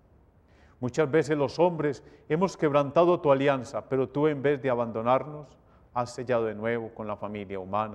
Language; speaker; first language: Spanish; native; Spanish